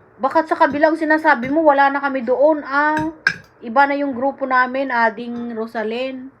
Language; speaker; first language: Filipino; non-native, local second language; Iloko